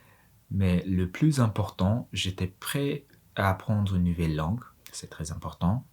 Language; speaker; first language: French; non-native, fluent; Mongolian